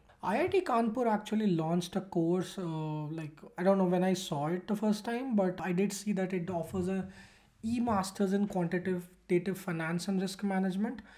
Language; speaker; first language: English; non-native, local second language; Hindi